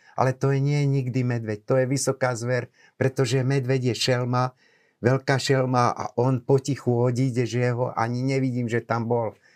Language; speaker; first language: Slovak; native; Slovak